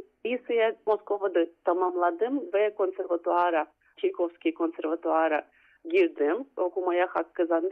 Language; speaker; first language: Turkish; non-native, fluent; Russian